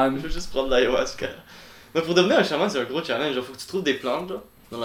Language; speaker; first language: French; native; French